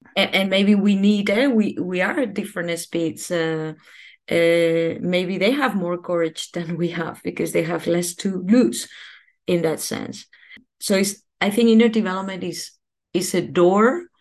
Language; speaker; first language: English; non-native, fluent; Spanish